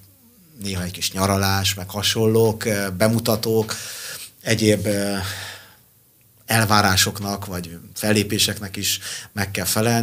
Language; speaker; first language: Hungarian; native; Hungarian